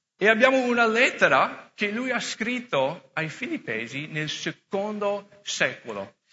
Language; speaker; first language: Italian; non-native, fluent; English